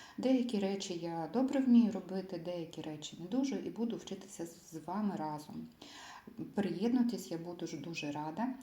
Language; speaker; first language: Ukrainian; non-native, local second language; Russian